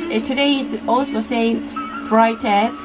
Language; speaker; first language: English; non-native, learner; Korean